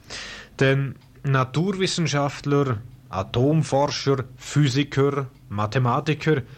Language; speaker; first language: German; native; German